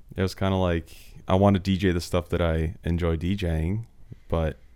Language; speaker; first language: English; early bilingual, other home language; Slovak